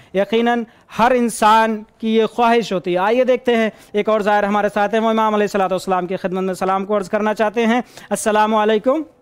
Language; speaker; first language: Urdu; native; Urdu